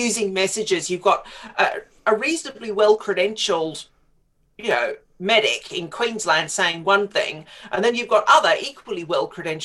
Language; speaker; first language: English; native; English